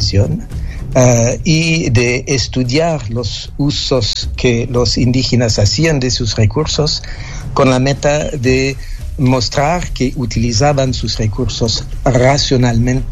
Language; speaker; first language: Spanish; non-native, fluent; French